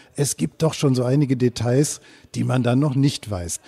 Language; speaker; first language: German; native; German